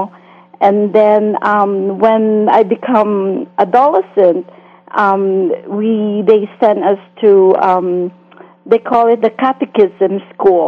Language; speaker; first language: English; non-native, local second language; Filipino